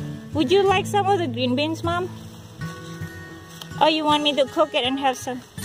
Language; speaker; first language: English; non-native, fluent; Indonesian